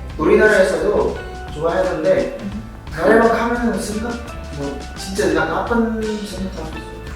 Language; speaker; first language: Korean; non-native, learner; Indonesian